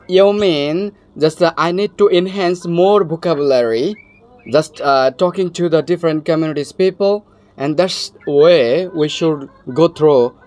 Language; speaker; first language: English; non-native, learner; Bangla